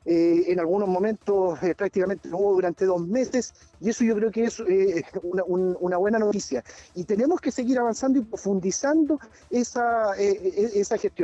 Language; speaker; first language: Spanish; native; Spanish